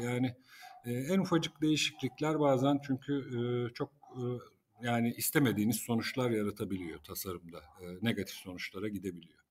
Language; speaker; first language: Turkish; native; Turkish